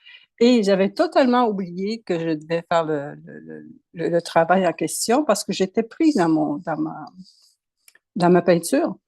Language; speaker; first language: French; native; French